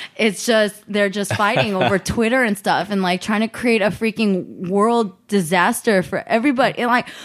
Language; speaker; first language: English; early bilingual, other home language; Korean